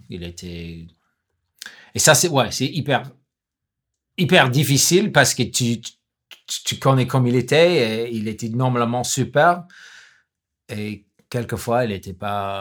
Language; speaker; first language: French; non-native, learner; English